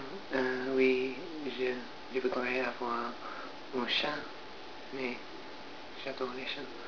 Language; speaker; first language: French; non-native, learner; English